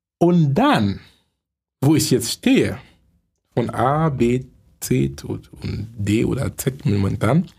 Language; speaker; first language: German; non-native, fluent; English